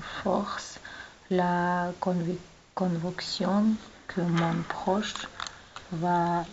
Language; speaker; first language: French; non-native, learner; Russian